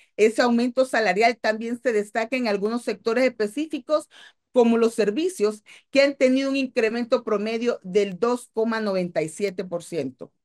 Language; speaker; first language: Spanish; native; Spanish